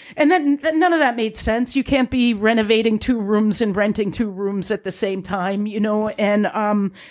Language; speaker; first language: English; native; English